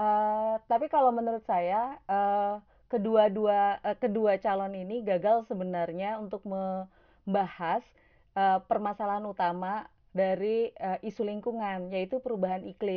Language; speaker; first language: Indonesian; native; Indonesian